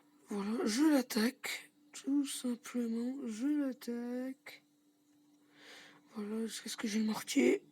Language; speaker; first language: French; native; French